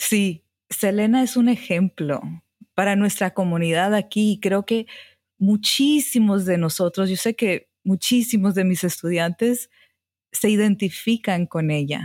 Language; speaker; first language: Spanish; early bilingual, heritage; Spanish